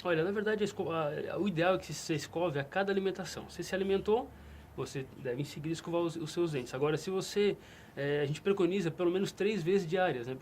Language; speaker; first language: Portuguese; native; Portuguese